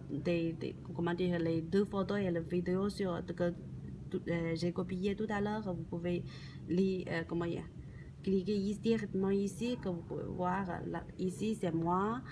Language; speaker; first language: French; non-native, learner; Chinese